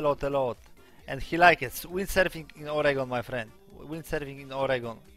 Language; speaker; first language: English; non-native, learner; Polish